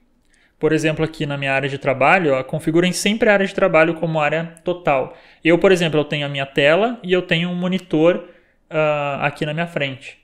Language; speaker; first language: Portuguese; native; Portuguese